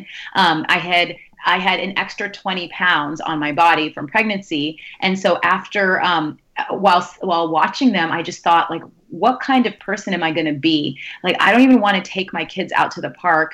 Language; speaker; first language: English; native; English